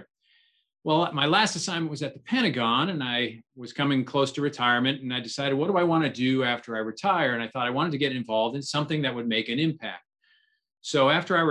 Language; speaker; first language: English; native; English